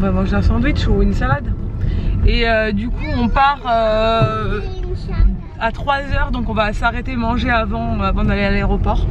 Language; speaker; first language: French; native; French